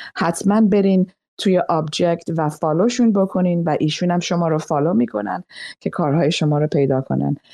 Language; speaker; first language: Persian; native; Persian